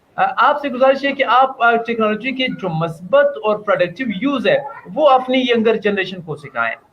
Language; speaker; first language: Urdu; non-native, local second language; Pashto